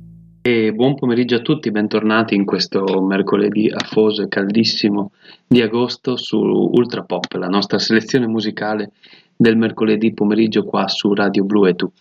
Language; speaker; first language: Italian; native; Italian